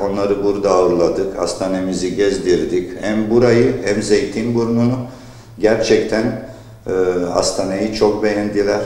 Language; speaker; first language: Turkish; early bilingual, heritage; Turkish